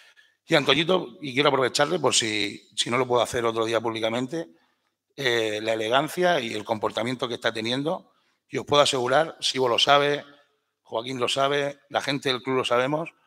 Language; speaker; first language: Spanish; native; Spanish